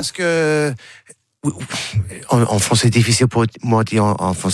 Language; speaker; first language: French; non-native, learner; English